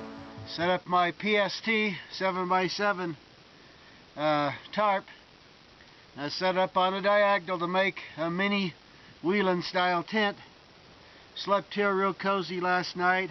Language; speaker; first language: English; native; English